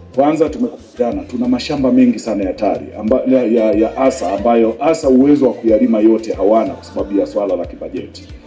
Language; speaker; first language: Swahili; native; Swahili